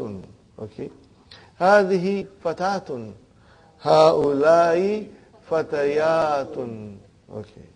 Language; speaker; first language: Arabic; non-native, fluent; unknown